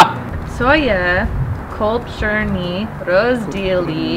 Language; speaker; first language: Czech; non-native, learner; English